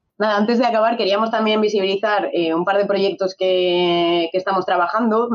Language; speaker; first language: Spanish; native; Spanish